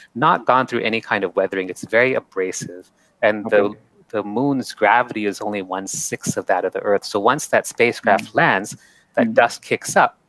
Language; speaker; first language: English; native; English